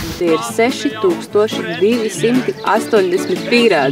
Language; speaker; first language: Latvian; native; Latvian